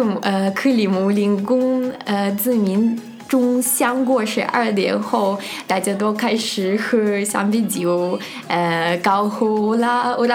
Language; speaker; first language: Chinese; non-native, fluent; Russian